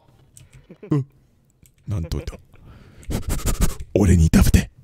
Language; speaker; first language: Japanese; non-native, learner; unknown